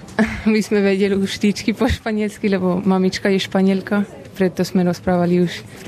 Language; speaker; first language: Slovak; early bilingual, heritage; Slovak